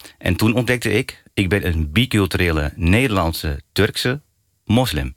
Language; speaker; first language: Dutch; early bilingual, other home language; Turkish